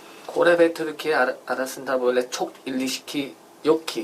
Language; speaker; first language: Turkish; non-native, learner; Korean